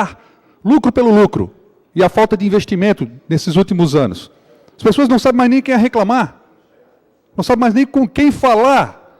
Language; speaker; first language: Portuguese; native; Portuguese